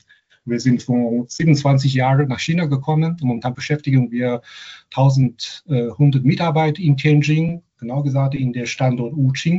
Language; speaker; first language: German; non-native, fluent; Chinese